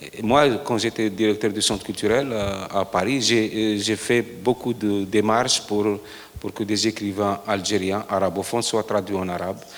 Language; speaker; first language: French; non-native, local second language; Arabic